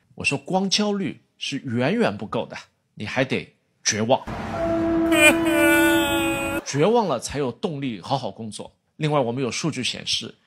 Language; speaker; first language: Chinese; native; Chinese